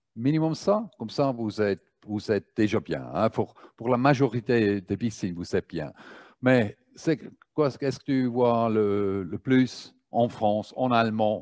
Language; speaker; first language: French; non-native, fluent; German